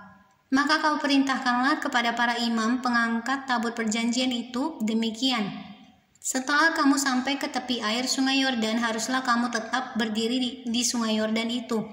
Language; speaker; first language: Indonesian; native; Indonesian